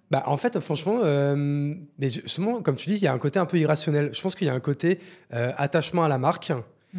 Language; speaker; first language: French; native; French